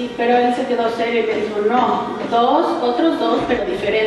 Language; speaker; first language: Spanish; native; Spanish